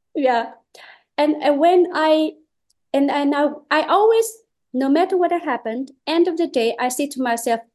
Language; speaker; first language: English; non-native, learner; Chinese